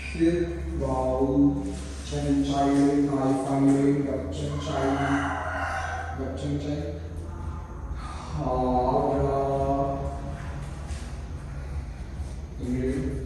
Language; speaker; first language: Vietnamese; non-native, learner; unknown